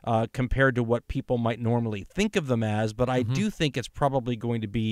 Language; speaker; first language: English; native; English